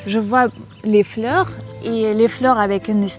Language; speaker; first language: French; non-native, learner; Russian